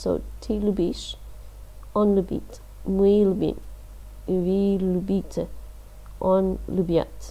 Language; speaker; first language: Russian; non-native, learner; English